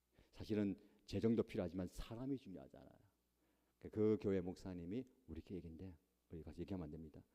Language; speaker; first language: Korean; native; Korean